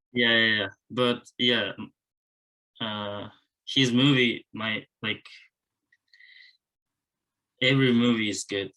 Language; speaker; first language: English; non-native, learner; Japanese